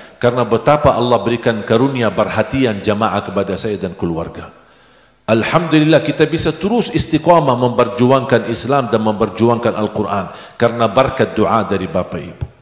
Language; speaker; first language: Indonesian; non-native, fluent; Arabic